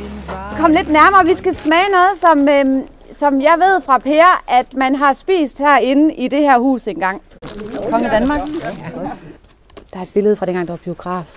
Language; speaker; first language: Danish; native; Danish